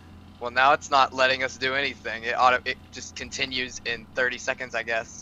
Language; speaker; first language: English; native; English